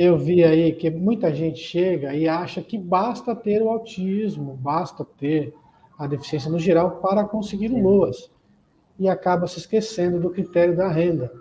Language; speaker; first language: Portuguese; native; Portuguese